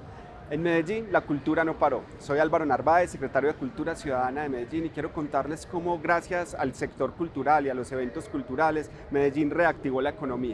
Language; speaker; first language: Spanish; native; Spanish